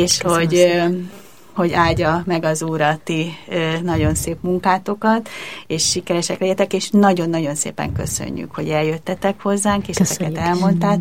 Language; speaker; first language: Hungarian; native; Hungarian